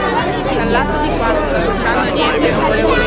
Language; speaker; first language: Italian; native; Italian